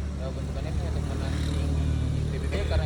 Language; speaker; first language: Malay; native; Malay